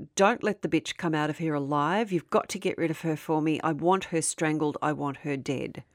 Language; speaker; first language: English; native; English